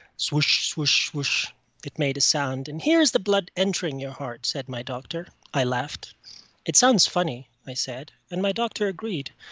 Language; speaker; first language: English; non-native, fluent; French